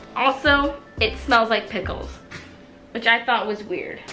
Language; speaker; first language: English; native; English